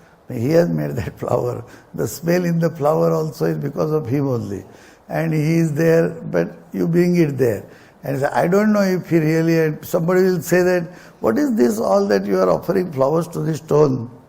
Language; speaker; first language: English; non-native, local second language; Marathi